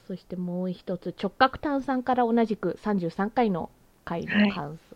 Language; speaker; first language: Japanese; early bilingual, heritage; Japanese